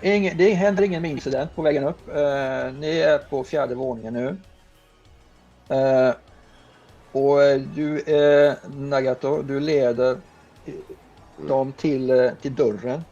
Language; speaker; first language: Swedish; native; Swedish